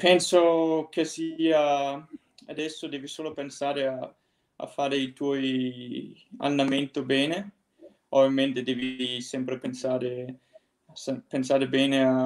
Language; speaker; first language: Italian; non-native, fluent; Danish